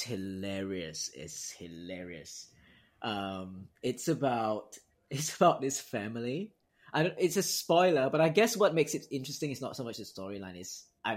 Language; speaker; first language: English; non-native, local second language; Cantonese